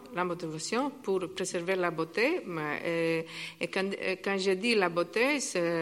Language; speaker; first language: French; non-native, learner; Italian